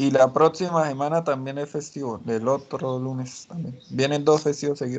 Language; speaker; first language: Spanish; native; Spanish